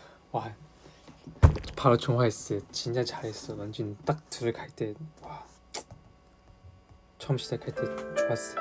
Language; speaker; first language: Korean; non-native, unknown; Chinese